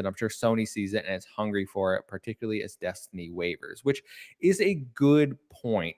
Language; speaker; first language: English; native; English